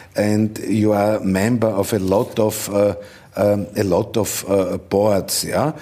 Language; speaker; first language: English; non-native, learner; German